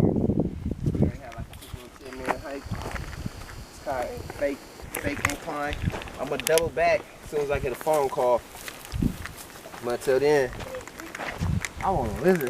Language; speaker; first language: English; native; English